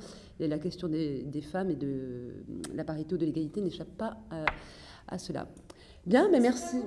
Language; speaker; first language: French; native; French